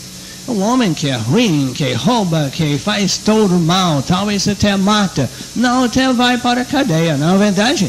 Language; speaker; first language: Portuguese; non-native, fluent; English